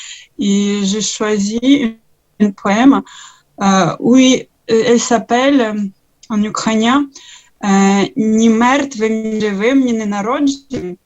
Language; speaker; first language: French; non-native, learner; Ukrainian